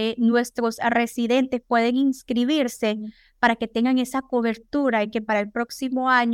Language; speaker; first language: Spanish; native; Spanish